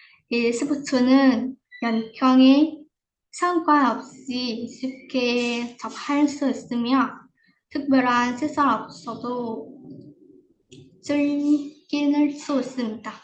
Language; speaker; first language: Korean; non-native, fluent; Vietnamese